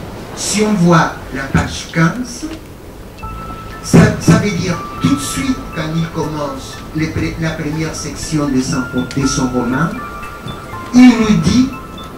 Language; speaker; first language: French; non-native, fluent; Spanish